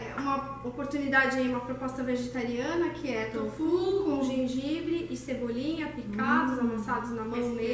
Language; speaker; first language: Portuguese; native; Portuguese